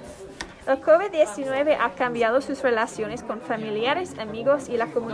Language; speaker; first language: Spanish; non-native, fluent; English